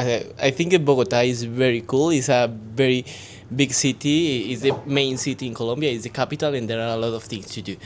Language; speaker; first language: English; non-native, fluent; Spanish